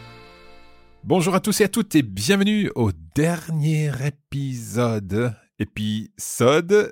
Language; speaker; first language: French; non-native, fluent; English